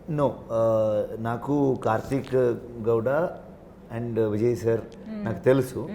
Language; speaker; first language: Telugu; non-native, learner; Kannada